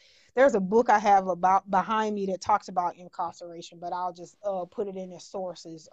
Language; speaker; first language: English; native; English